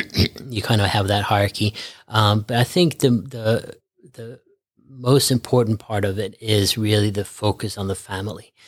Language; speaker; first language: English; early bilingual, other home language; Norwegian